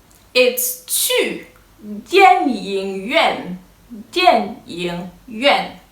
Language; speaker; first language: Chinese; non-native, learner; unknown